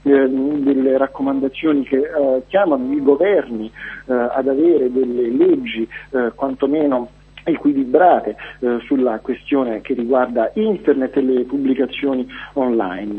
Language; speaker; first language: Italian; native; Italian